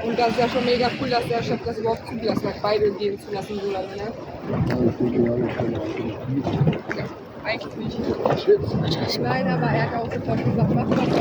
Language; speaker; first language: German; native; German